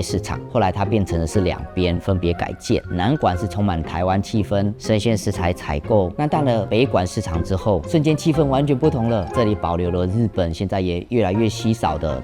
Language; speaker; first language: Chinese; native; Chinese